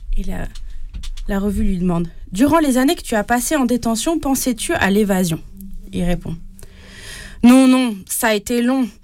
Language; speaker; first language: French; native; French